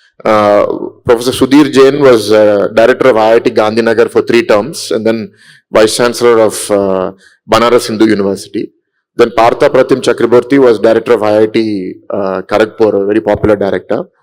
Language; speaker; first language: English; non-native, local second language; Telugu